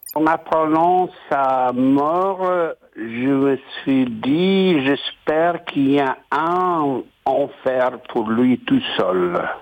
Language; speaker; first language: French; non-native, fluent; Bosnian